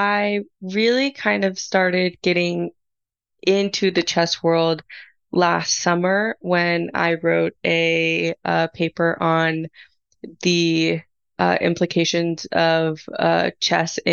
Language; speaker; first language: English; native; English